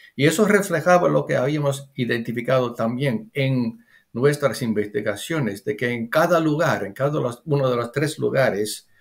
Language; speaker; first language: Spanish; non-native, fluent; English